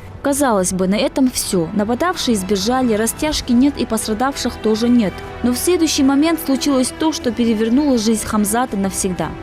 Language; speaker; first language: Russian; native; Russian